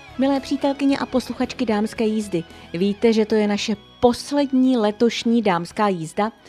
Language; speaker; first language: Czech; native; Czech